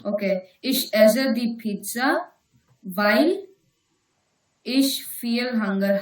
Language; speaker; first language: German; non-native, learner; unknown